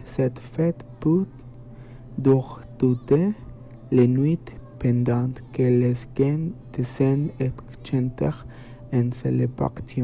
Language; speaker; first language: French; non-native, learner; Spanish